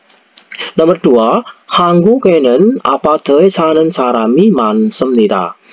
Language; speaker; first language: Korean; non-native, fluent; Indonesian